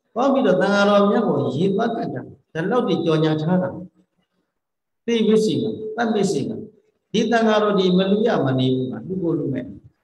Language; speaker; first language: Burmese; native; Burmese